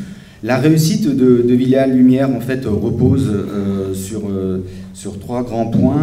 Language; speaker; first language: French; native; French